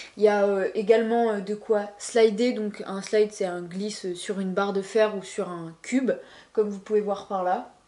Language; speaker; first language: French; native; French